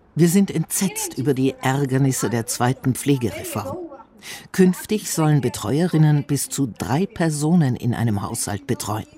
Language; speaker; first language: German; non-native, fluent; Slovak